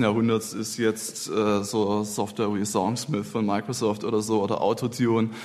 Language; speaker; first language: German; native; German